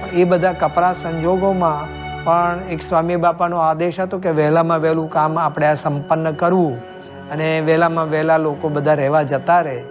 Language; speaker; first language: Gujarati; native; Gujarati